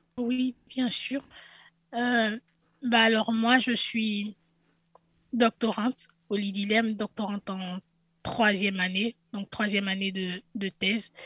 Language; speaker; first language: French; native; French